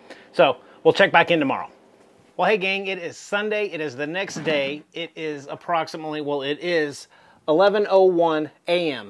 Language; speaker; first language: English; native; English